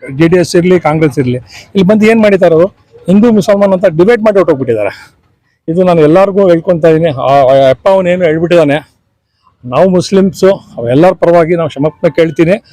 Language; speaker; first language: Kannada; non-native, local second language; Urdu